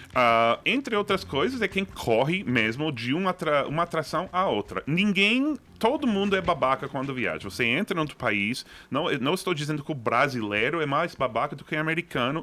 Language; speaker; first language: Portuguese; non-native, fluent; English